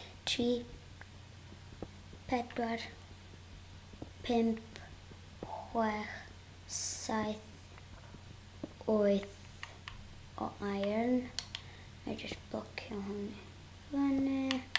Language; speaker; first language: Welsh; non-native, local second language; English